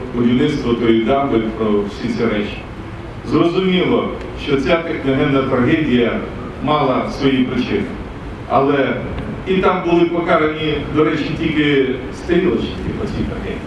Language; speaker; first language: Ukrainian; native; Ukrainian